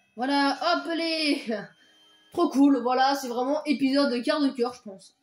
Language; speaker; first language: French; native; French